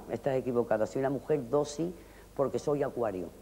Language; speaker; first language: Spanish; native; Spanish